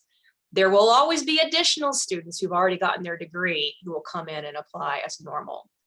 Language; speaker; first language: English; native; English